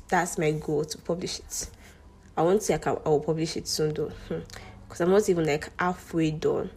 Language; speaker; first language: English; non-native, local second language; Yoruba